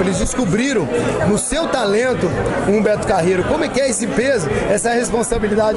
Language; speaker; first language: Portuguese; native; Portuguese